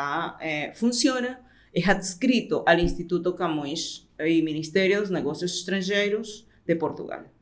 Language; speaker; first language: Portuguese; non-native, fluent; Spanish